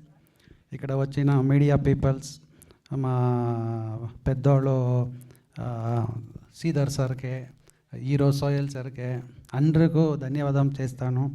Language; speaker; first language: Telugu; non-native, learner; Kannada